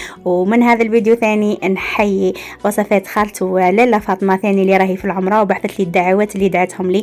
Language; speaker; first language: Arabic; native; Arabic